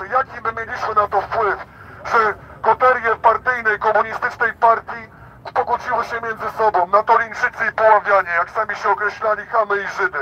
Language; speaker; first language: Polish; native; Polish